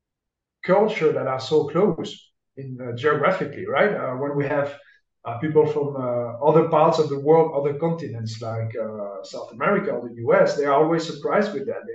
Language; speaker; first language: English; non-native, fluent; French